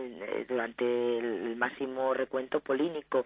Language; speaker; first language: Spanish; native; Spanish